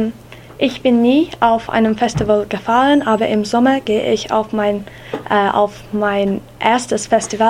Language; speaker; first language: German; non-native, learner; English